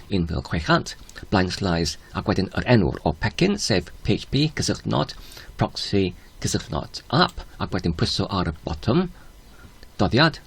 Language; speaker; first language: Welsh; non-native, learner; Polish